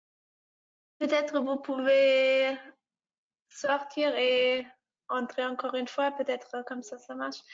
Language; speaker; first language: French; non-native, fluent; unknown